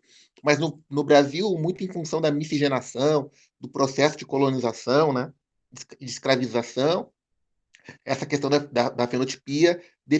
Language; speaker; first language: Portuguese; native; Portuguese